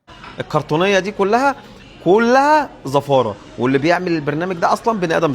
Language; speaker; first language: Arabic; native; Arabic